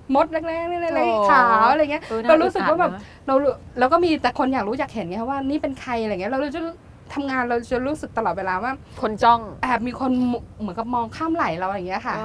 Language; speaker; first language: Thai; native; Thai